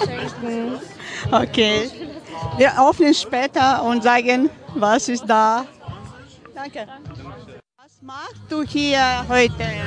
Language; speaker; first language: German; non-native, learner; Ukrainian